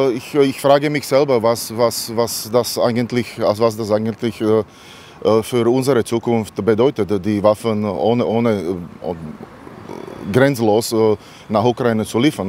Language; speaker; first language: German; non-native, learner; Slovak